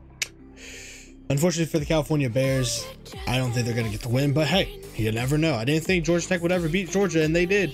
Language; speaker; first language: English; native; English